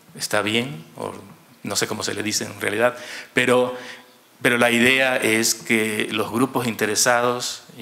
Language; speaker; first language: Spanish; native; Spanish